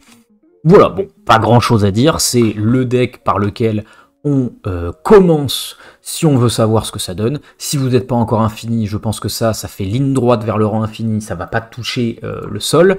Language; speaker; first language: French; native; French